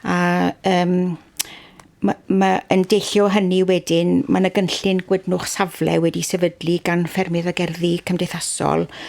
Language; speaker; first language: Welsh; native; Welsh